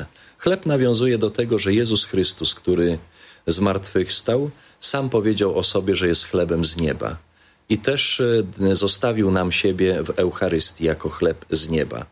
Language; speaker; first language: Polish; native; Polish